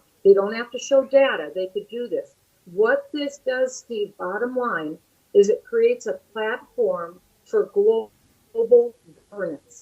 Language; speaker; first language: English; native; English